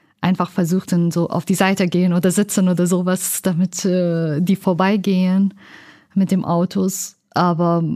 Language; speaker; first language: German; non-native, learner; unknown